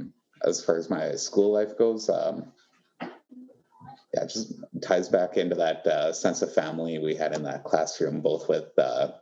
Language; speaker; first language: English; native; English